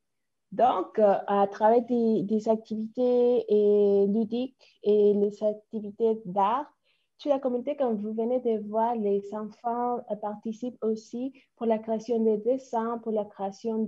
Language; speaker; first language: French; non-native, fluent; Spanish